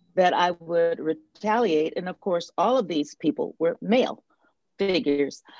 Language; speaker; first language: English; native; English